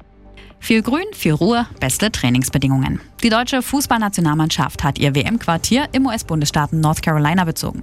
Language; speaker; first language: German; native; German